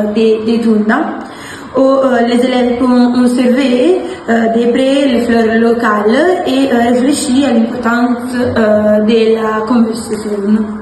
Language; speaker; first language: French; non-native, learner; Italian